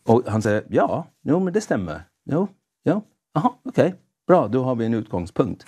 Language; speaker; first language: Swedish; non-native, fluent; English